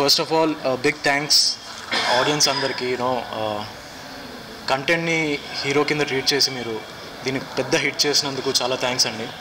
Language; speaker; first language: Telugu; native; Telugu